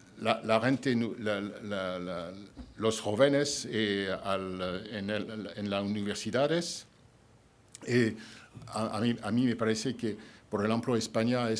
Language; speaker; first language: Spanish; non-native, fluent; French